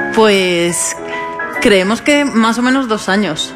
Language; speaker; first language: Spanish; native; Spanish